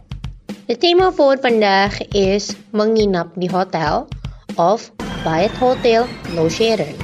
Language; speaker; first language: Dutch; non-native, learner; Indonesian